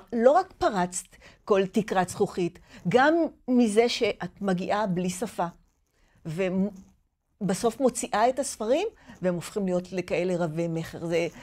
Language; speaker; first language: Hebrew; native; Hebrew